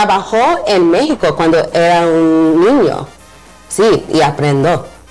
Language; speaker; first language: Spanish; non-native, learner; English